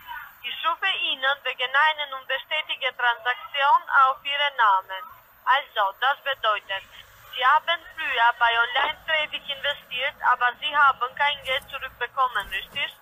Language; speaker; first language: German; non-native, learner; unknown